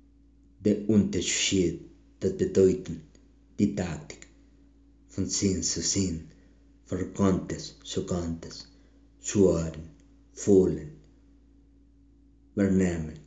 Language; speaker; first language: German; non-native, learner; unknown